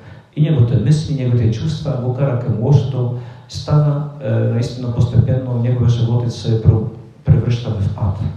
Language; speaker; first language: Bulgarian; non-native, fluent; Polish